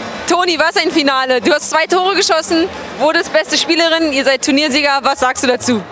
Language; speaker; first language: German; native; German